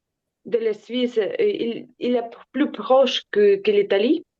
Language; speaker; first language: French; non-native, learner; Ukrainian